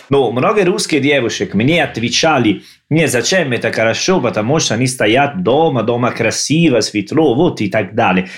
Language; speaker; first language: Russian; non-native, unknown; Italian